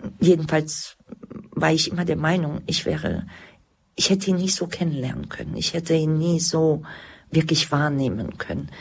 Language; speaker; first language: German; early bilingual, other home language; Croatian